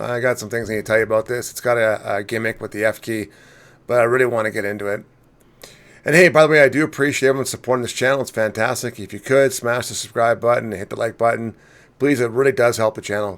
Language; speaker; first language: English; native; English